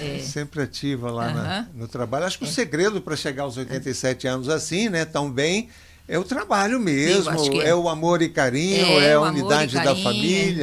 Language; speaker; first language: Portuguese; native; Portuguese